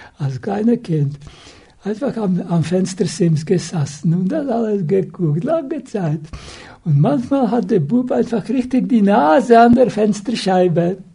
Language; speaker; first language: German; non-native, fluent; Czech